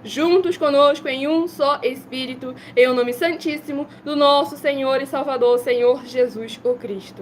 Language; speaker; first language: Portuguese; native; Portuguese